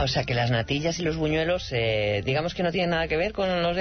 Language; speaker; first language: Spanish; native; Spanish